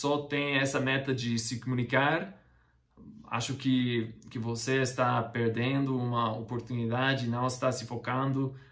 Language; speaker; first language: Portuguese; non-native, fluent; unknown